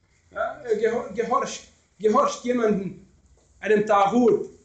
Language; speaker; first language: German; non-native, fluent; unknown